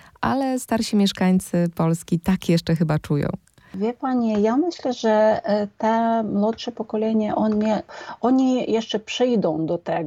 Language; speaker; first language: Polish; non-native, fluent; Ukrainian